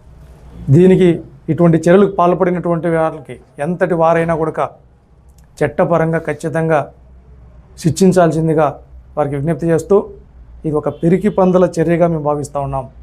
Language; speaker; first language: Telugu; native; Telugu